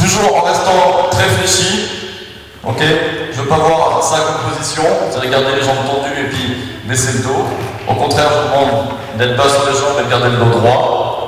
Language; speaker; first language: French; native; French